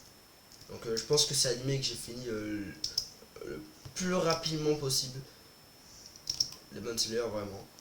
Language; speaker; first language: French; native; French